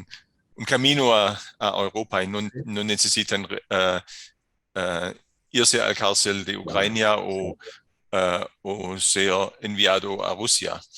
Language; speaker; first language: Spanish; non-native, fluent; German